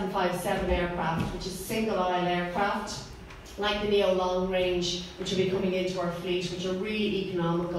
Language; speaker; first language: English; native; English